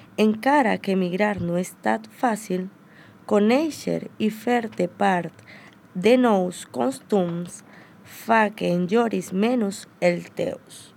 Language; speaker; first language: Catalan; non-native, learner; Spanish